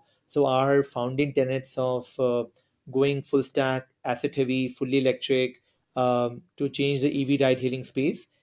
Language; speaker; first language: English; non-native, local second language; Hindi